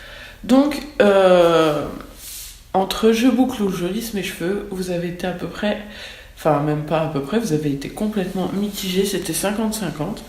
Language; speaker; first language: French; native; French